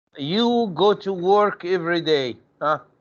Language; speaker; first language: English; non-native, fluent; Arabic